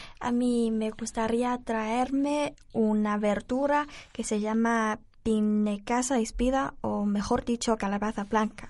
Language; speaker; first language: Spanish; non-native, learner; Chinese